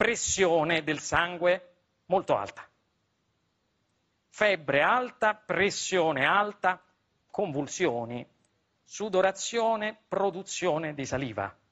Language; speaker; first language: Italian; native; Italian